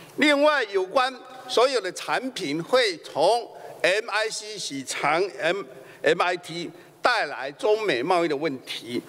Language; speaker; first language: Chinese; native; Chinese